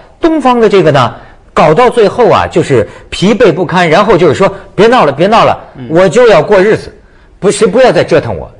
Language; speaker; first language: Chinese; native; Chinese